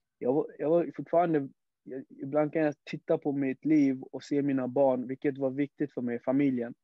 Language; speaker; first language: Swedish; early bilingual, other home language; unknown